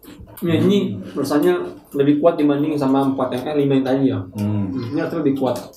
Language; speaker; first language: Indonesian; native; Indonesian